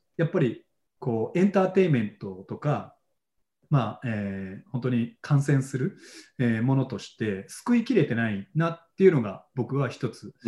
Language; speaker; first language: Japanese; native; Japanese